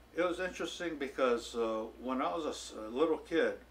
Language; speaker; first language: English; native; English